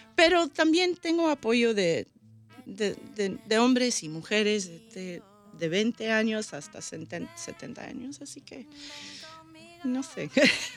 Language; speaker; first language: Spanish; early bilingual, heritage; Spanish